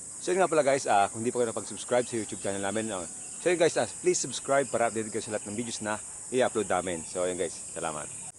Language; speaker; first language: Filipino; non-native, local second language; Bikol